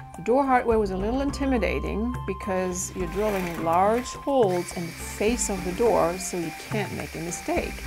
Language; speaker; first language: English; non-native, fluent; German